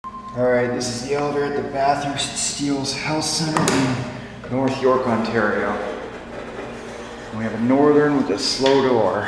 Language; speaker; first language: English; native; English